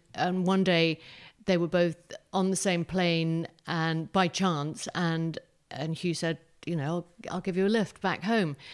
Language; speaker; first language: English; native; English